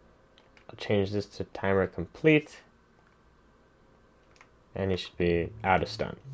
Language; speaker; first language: English; native; English